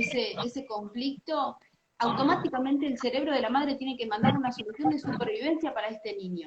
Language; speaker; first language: Spanish; native; Spanish